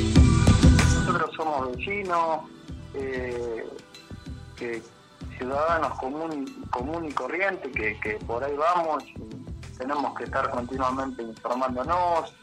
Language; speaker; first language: Spanish; native; Spanish